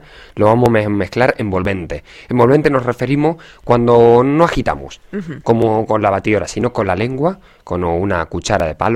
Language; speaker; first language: Spanish; native; Spanish